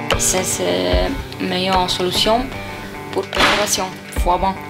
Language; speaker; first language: French; non-native, learner; Polish